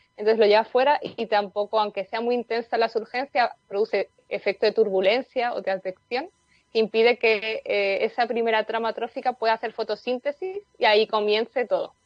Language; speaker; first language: Spanish; native; Spanish